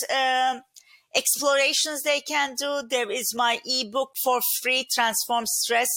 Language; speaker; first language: English; non-native, fluent; Turkish